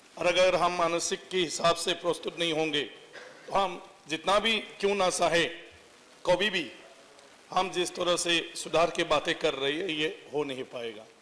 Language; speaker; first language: Hindi; non-native, local second language; Bodo